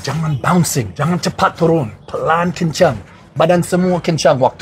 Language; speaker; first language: Indonesian; non-native, fluent; English